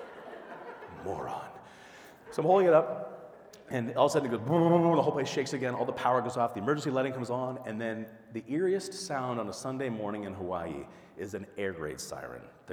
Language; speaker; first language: English; native; English